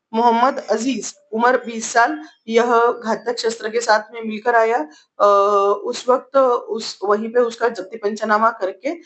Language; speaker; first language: Hindi; non-native, local second language; Marathi